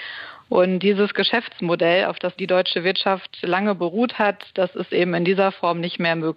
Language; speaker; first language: German; native; German